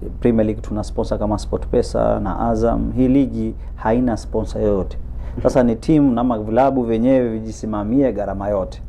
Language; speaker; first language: Swahili; native; Swahili